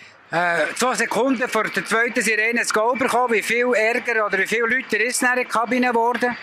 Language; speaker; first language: German; native; German